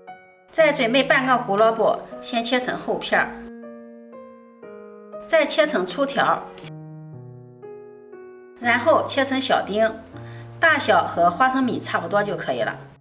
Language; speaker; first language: Chinese; native; Chinese